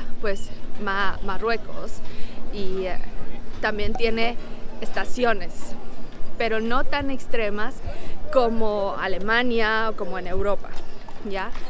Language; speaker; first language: Spanish; non-native, local second language; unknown